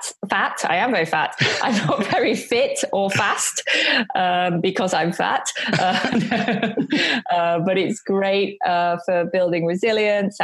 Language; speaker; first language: English; native; English